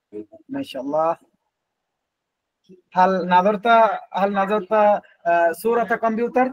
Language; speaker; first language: Arabic; non-native, learner; Bangla